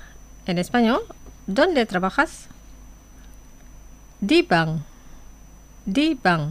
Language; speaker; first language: Spanish; non-native, fluent; Indonesian